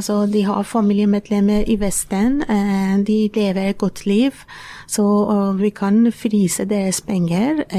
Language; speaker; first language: Norwegian; non-native, fluent; Persian